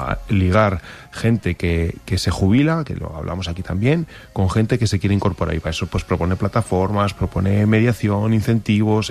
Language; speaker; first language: Spanish; native; Spanish